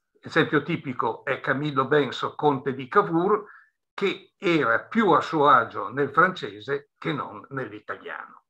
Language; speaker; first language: Italian; native; Italian